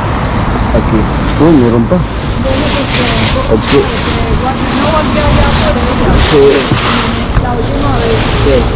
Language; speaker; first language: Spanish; non-native, learner; Filipino